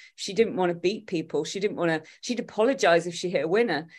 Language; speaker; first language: English; native; English